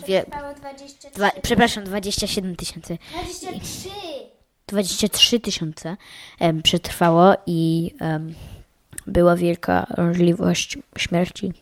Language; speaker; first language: Polish; early bilingual, heritage; Polish